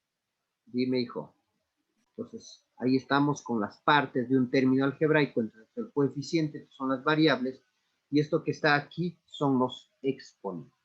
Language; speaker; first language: Spanish; native; Spanish